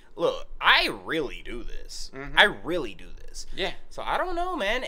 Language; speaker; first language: English; native; English